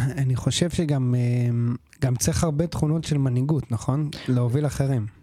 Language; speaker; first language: Hebrew; native; Hebrew